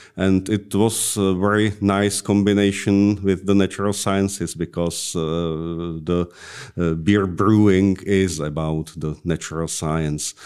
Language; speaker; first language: English; non-native, fluent; Czech